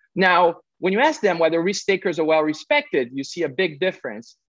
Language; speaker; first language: English; non-native, fluent; Portuguese